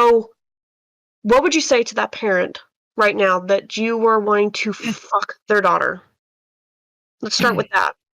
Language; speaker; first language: English; native; English